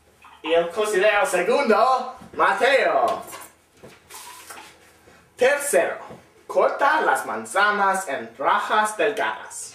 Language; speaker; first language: Spanish; non-native, learner; English